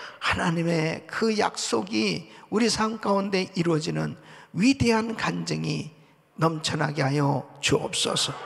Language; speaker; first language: Korean; native; Korean